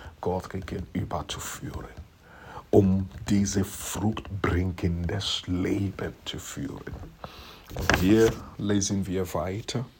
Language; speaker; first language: German; non-native, fluent; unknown